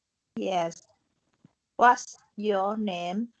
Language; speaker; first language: English; non-native, learner; Vietnamese